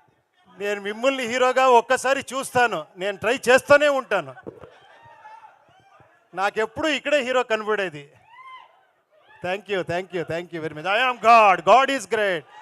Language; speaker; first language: Telugu; non-native, local second language; Kannada